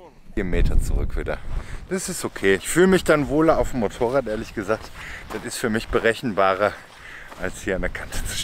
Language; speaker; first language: German; native; German